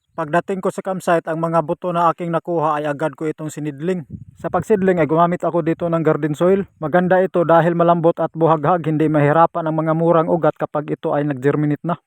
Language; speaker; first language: Filipino; non-native, local second language; Cebuano